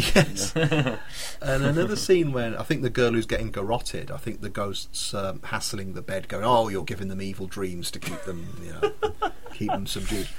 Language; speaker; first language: English; native; English